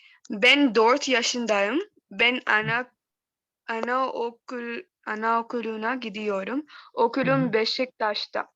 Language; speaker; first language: Turkish; non-native, learner; Urdu